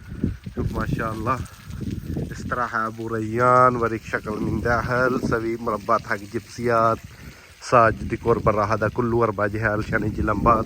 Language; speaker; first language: Arabic; non-native, learner; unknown